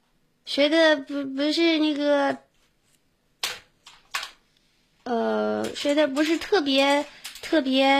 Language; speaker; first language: Chinese; native; Chinese